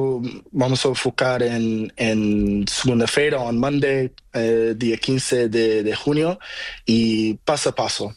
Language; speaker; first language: Spanish; non-native, learner; Portuguese